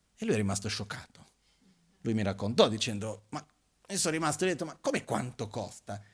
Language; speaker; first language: Italian; non-native, fluent; Portuguese